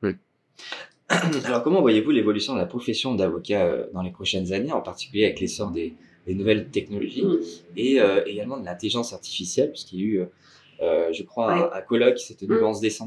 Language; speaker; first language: French; native; French